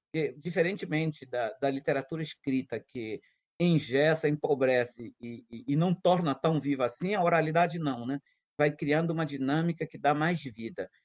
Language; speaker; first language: Portuguese; non-native, local second language; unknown